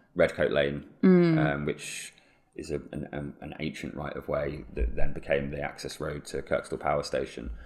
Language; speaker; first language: English; native; English